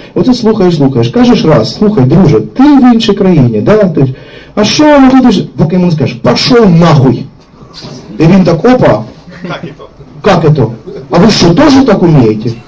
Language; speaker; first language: Ukrainian; non-native, local second language; Russian